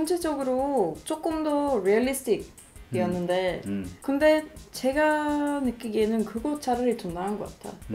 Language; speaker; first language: Korean; non-native, fluent; Swedish